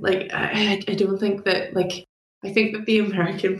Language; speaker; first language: English; native; English